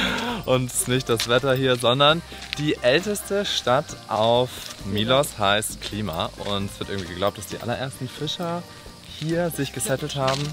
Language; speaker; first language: German; native; German